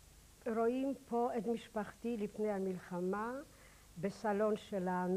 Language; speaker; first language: Hebrew; non-native, fluent; Polish